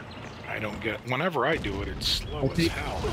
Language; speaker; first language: English; native; English